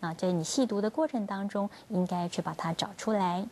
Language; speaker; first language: Chinese; native; Chinese